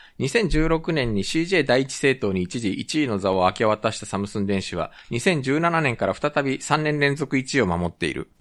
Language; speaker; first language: Japanese; native; Japanese